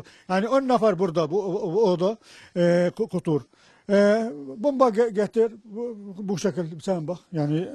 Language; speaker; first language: Turkish; non-native, learner; Arabic